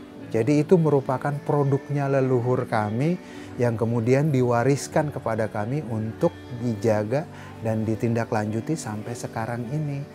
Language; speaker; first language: Indonesian; native; Indonesian